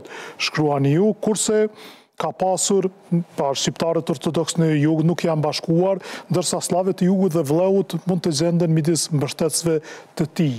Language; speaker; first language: Albanian; native; Albanian